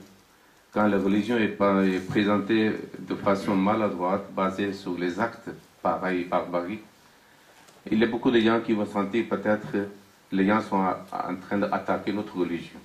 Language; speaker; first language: French; non-native, fluent; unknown